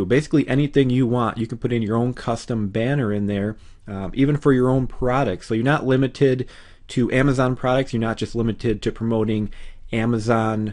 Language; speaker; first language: English; native; English